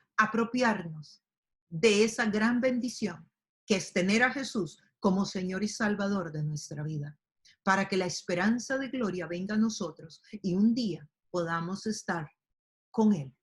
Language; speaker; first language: Spanish; native; Spanish